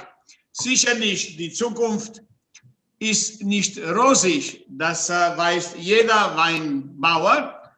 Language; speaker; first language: German; non-native, fluent; Italian